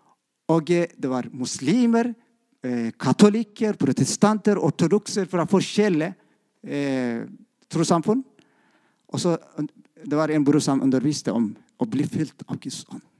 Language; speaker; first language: Norwegian; non-native, fluent; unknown